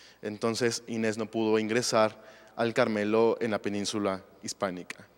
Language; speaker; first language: Spanish; native; Spanish